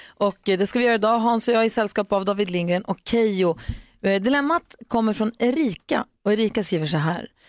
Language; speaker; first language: Swedish; native; Swedish